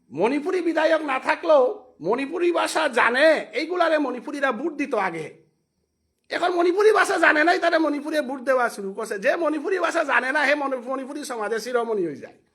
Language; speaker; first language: Bangla; non-native, local second language; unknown